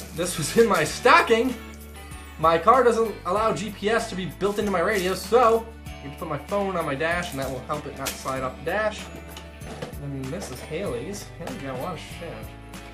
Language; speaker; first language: English; native; English